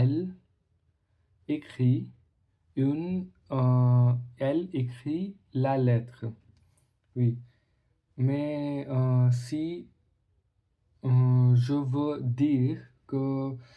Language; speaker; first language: French; non-native, learner; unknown